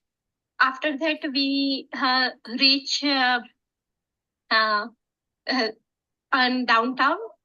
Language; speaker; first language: English; non-native, learner; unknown